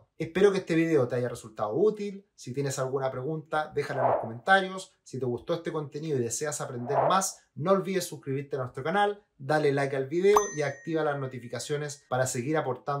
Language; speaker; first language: Spanish; native; Spanish